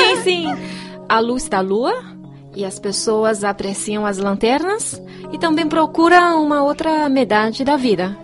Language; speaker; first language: Portuguese; non-native, fluent; Chinese